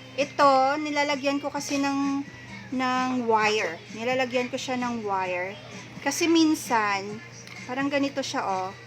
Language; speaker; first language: Filipino; non-native, local second language; Hiligaynon